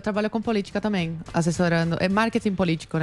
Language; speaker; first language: Portuguese; non-native, fluent; Spanish